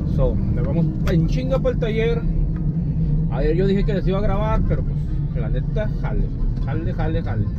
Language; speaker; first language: Spanish; early bilingual, heritage; Spanish